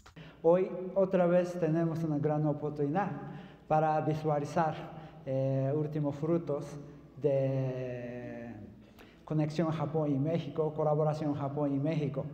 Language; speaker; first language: Spanish; non-native, fluent; Japanese